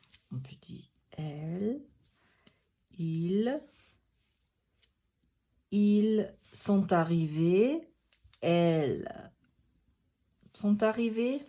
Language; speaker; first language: French; non-native, fluent; German